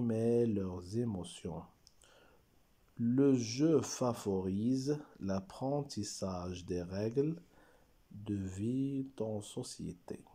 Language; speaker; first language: French; non-native, local second language; Arabic